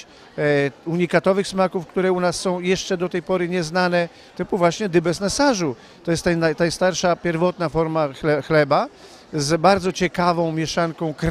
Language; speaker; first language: Polish; native; Polish